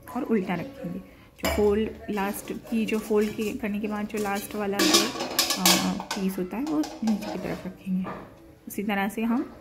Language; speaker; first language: Hindi; non-native, local second language; Gujarati